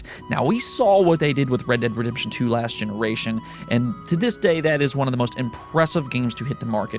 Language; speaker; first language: English; native; English